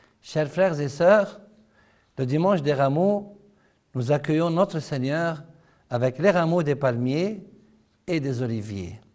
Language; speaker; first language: French; non-native, fluent; Arabic